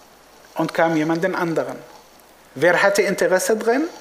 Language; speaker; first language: German; non-native, fluent; Arabic